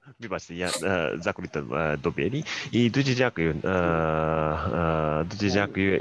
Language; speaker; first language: Ukrainian; non-native, learner; Japanese